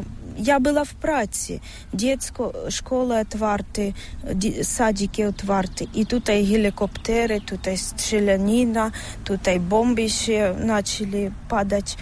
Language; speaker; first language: Ukrainian; non-native, local second language; Russian